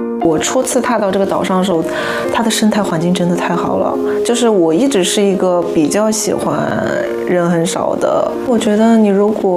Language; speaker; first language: Chinese; native; Chinese